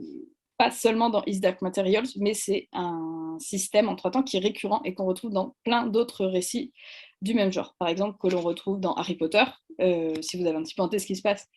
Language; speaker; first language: French; native; French